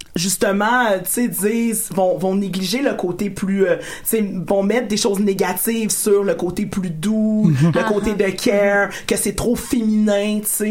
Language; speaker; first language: French; native; French